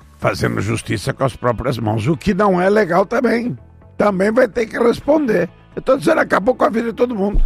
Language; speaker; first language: Portuguese; native; Portuguese